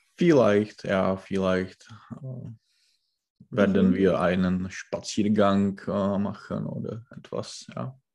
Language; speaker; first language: German; non-native, learner; Czech